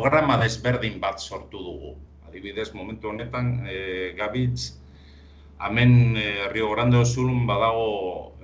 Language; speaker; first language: Basque; non-native, local second language; Spanish